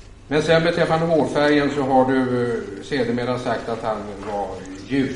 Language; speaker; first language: Swedish; native; Swedish